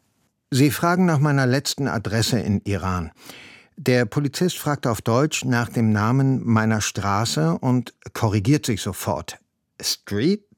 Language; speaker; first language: German; non-native, fluent; Persian